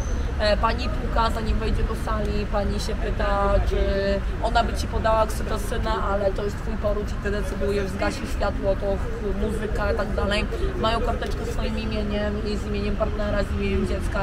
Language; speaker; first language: Polish; native; Polish